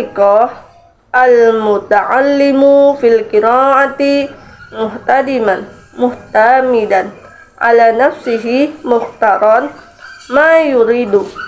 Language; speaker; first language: Arabic; non-native, learner; Indonesian